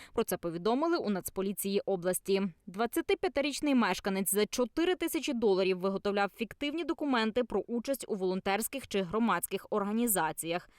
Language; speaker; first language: Ukrainian; native; Ukrainian